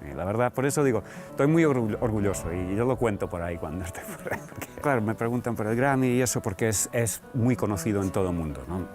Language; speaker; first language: Spanish; early bilingual, other home language; English